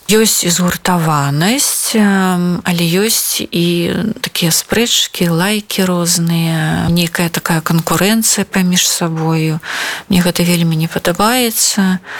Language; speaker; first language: Belarusian; non-native, local second language; Russian